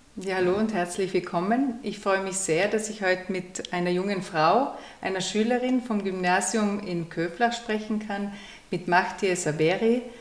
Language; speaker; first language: German; native; German